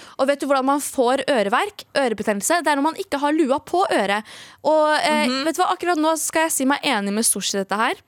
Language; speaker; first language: Norwegian; early bilingual, other home language; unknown